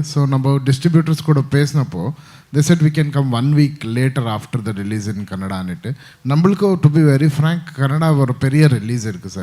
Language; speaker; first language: Tamil; non-native, local second language; Kannada